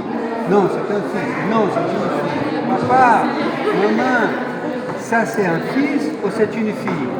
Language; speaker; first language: French; non-native, fluent; Portuguese